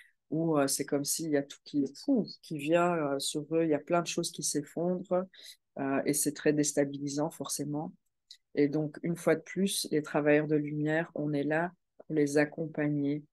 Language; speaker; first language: French; native; French